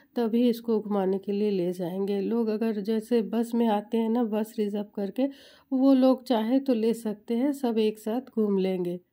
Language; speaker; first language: Hindi; non-native, local second language; Bangla